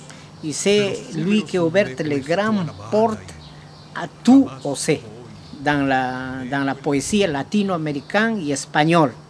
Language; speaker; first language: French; non-native, learner; Spanish